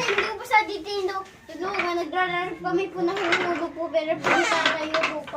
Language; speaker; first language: Filipino; native; Filipino